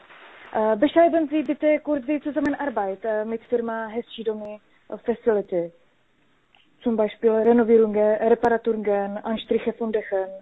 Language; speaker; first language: German; non-native, learner; Czech